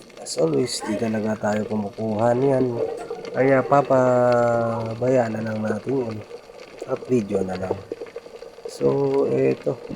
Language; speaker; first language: Filipino; native; Filipino